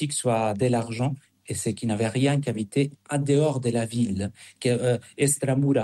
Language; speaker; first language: French; non-native, fluent; Spanish